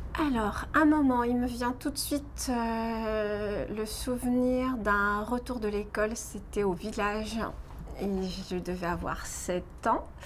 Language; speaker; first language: French; non-native, local second language; Kabyle